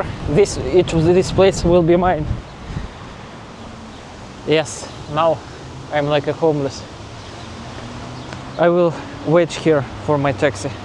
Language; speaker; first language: English; non-native, learner; Russian